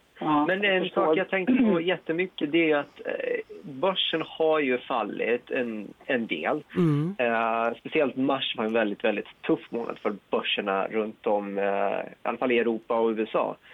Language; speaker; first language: Swedish; native; Swedish